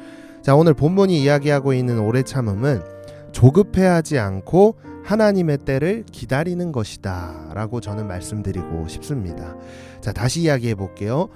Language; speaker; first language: Korean; native; Korean